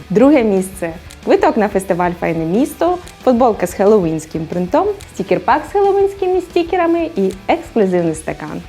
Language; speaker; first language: Ukrainian; native; Ukrainian